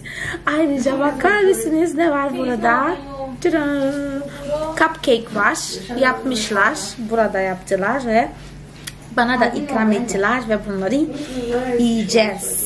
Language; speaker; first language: Turkish; non-native, fluent; Portuguese